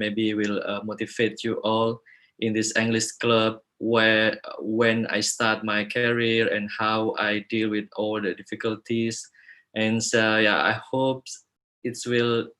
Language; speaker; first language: English; non-native, fluent; Indonesian